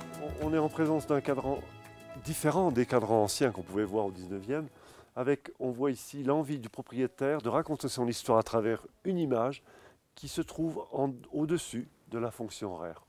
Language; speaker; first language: French; native; French